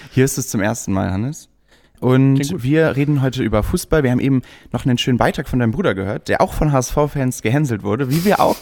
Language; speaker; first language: German; native; German